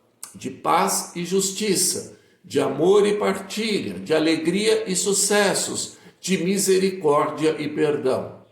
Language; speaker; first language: Portuguese; native; Portuguese